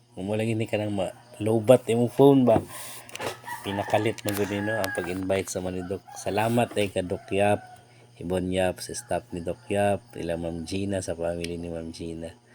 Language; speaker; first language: Cebuano; native; Cebuano